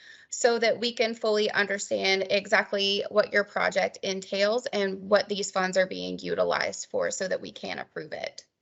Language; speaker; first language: English; native; English